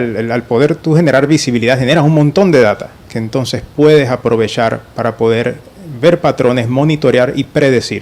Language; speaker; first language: Spanish; native; Spanish